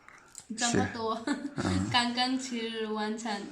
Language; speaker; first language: Chinese; non-native, learner; Nepali